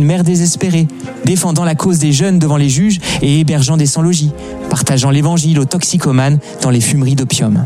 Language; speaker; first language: French; native; French